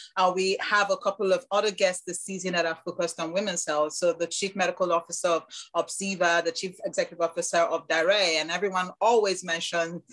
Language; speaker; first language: English; non-native, local second language; Igbo